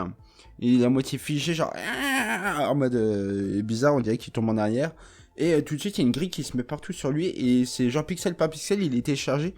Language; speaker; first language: French; native; French